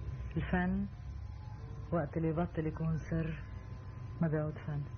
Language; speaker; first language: Arabic; native; Arabic